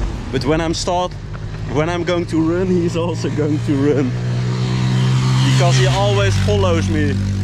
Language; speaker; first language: English; non-native, fluent; Dutch